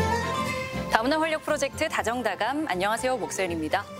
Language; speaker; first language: Korean; native; Korean